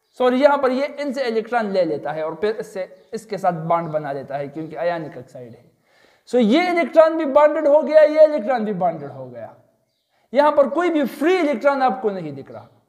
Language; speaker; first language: Urdu; non-native, local second language; Pashto